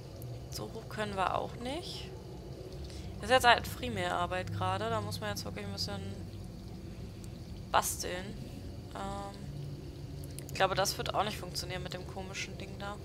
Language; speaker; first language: German; native; German